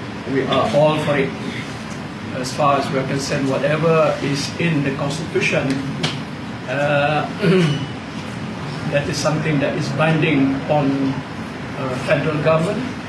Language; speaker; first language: English; non-native, local second language; Malay